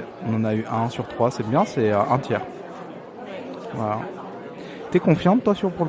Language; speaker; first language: French; native; French